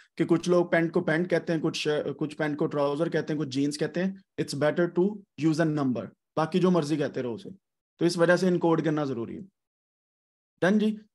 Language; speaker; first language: Urdu; non-native, local second language; Punjabi